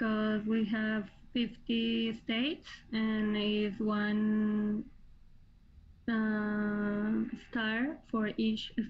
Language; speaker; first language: English; non-native, learner; Spanish